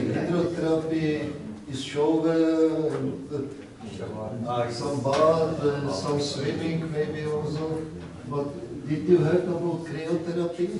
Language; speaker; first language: English; non-native, learner; Czech